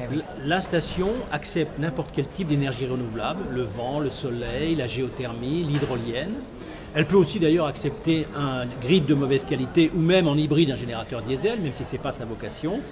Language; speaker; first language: French; native; French